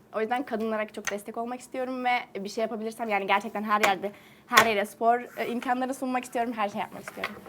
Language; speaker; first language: Turkish; early bilingual, heritage; Turkish